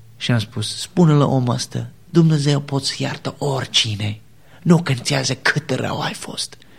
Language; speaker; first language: Romanian; non-native, learner; English